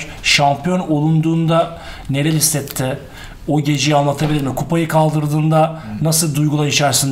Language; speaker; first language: Turkish; native; Turkish